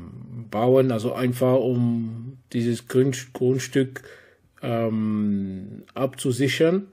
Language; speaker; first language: German; non-native, fluent; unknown